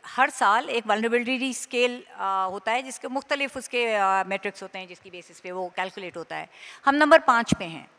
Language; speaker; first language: Urdu; native; Urdu